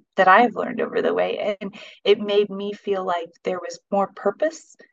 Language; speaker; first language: English; native; English